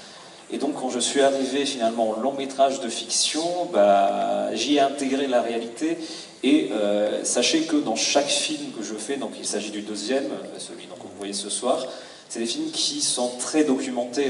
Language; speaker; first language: French; native; French